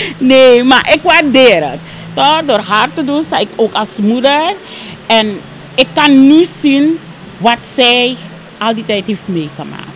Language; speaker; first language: Dutch; native; Dutch